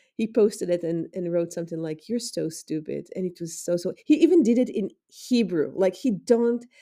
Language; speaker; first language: English; non-native, fluent; Hebrew